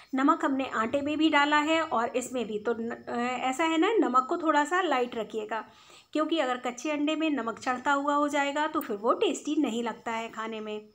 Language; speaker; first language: Hindi; native; Hindi